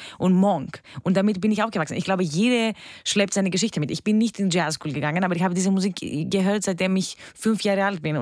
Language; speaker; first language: German; non-native, fluent; Greek